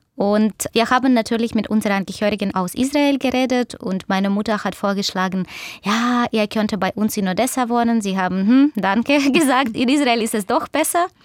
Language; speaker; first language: German; non-native, fluent; Russian